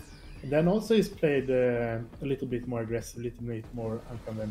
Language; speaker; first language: English; non-native, fluent; Swedish